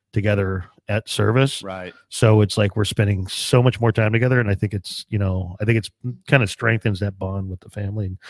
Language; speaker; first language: English; native; English